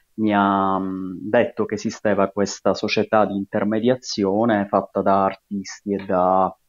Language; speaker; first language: Italian; native; Italian